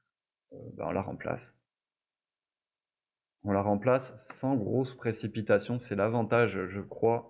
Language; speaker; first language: French; native; French